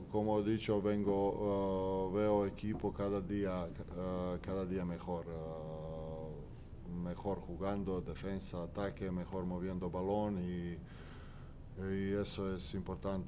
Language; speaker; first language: Spanish; non-native, fluent; Croatian